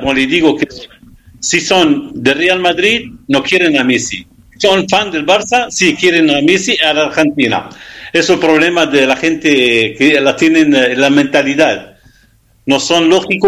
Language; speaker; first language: Spanish; non-native, fluent; Arabic